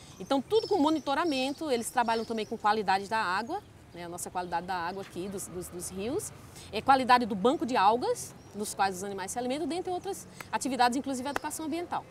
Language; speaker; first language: Portuguese; native; Portuguese